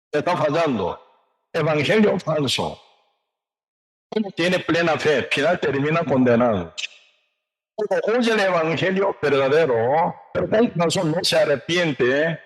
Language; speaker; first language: Spanish; non-native, learner; Korean